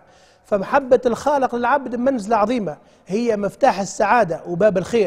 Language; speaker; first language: Arabic; native; Arabic